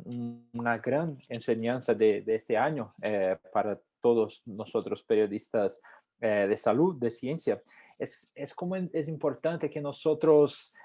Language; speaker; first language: Spanish; non-native, fluent; Portuguese